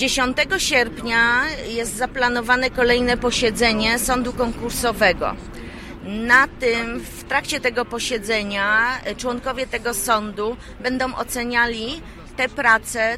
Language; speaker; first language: Polish; native; Polish